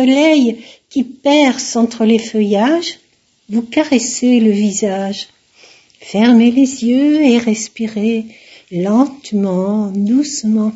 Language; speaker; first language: French; native; French